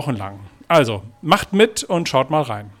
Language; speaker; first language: German; native; German